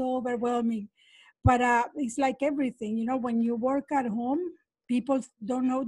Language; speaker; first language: English; non-native, fluent; Spanish